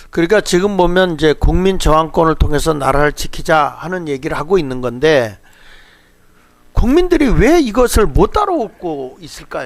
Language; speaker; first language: Korean; native; Korean